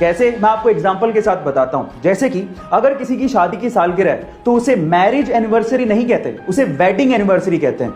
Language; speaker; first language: Hindi; native; Hindi